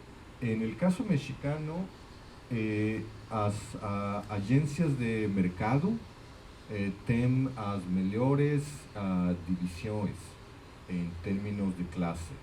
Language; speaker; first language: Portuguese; non-native, fluent; Spanish